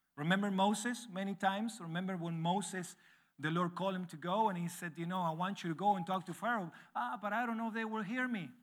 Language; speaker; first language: English; non-native, fluent; Spanish